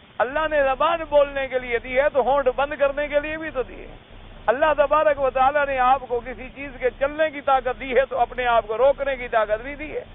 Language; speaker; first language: Urdu; native; Urdu